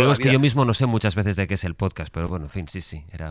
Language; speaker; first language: Spanish; native; Spanish